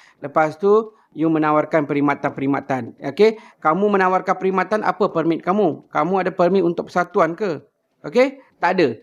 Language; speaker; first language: Malay; native; Malay